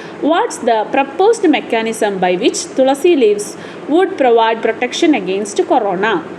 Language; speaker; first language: English; non-native, local second language; Malayalam